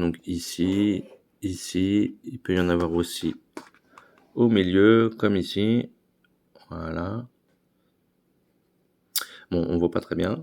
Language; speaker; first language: French; native; French